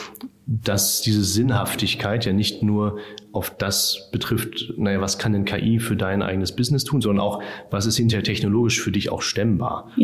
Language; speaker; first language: German; native; German